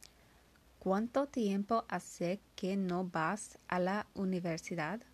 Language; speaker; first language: Spanish; non-native, learner; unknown